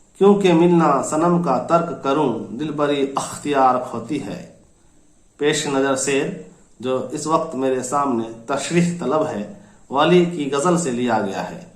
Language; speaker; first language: Urdu; native; Urdu